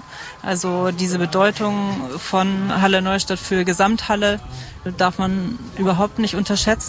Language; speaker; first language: German; native; German